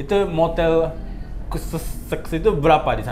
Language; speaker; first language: Indonesian; non-native, fluent; Japanese